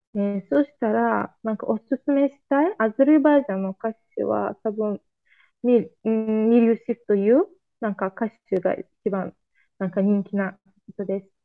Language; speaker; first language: Japanese; non-native, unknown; Azerbaijani